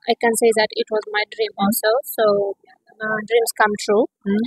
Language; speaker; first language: English; non-native, learner; Kazakh